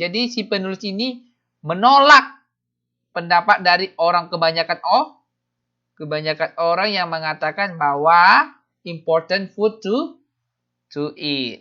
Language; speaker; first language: Indonesian; native; Indonesian